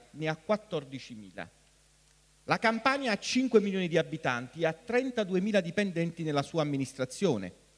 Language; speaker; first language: Italian; native; Italian